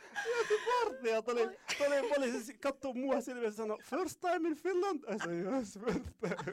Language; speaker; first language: Finnish; non-native, fluent; Arabic